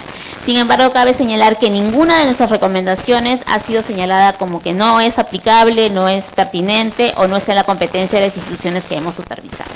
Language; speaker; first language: Spanish; native; Spanish